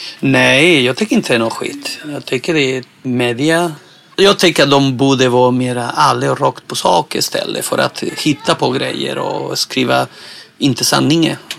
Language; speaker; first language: Swedish; non-native, fluent; Spanish